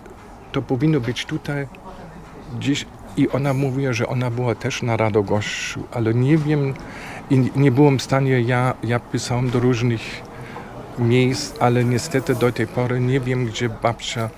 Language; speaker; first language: Polish; non-native, fluent; German